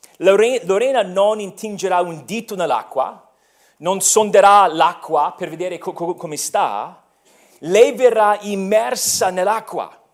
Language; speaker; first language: Italian; non-native, fluent; English